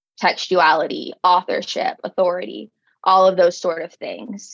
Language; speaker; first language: English; native; English